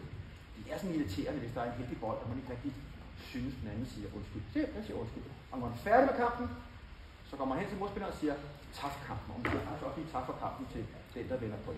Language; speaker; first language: Danish; native; Danish